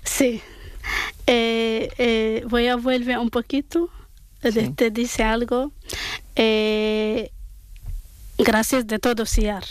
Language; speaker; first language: Spanish; non-native, learner; Arabic